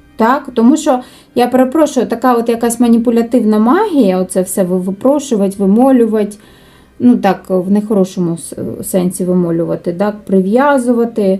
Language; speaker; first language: Ukrainian; non-native, local second language; Russian